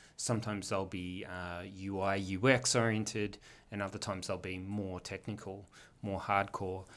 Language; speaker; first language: English; native; English